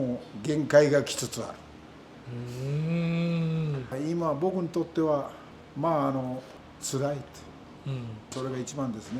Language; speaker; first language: Japanese; native; Japanese